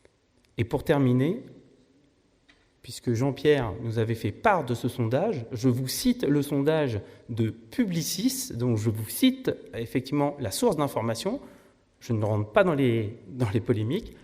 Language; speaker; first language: French; native; French